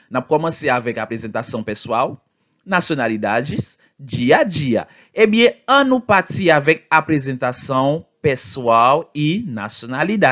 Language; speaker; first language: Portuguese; non-native, fluent; Haitian Creole